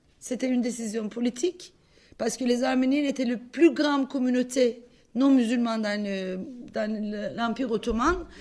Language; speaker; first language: French; non-native, fluent; Turkish